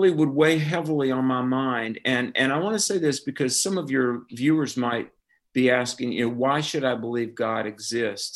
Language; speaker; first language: English; native; English